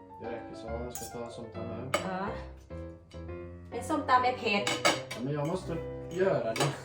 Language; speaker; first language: Swedish; non-native, learner; Thai